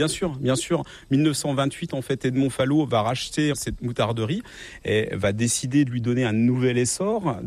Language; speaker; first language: French; native; French